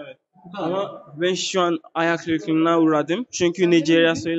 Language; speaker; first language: Turkish; non-native, learner; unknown